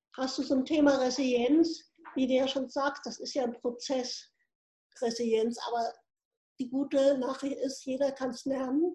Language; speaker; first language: German; native; German